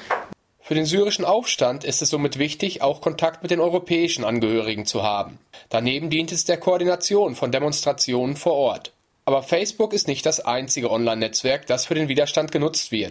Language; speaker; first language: German; native; German